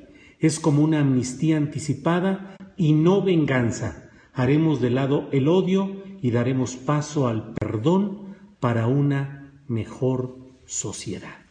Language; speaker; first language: Spanish; native; Spanish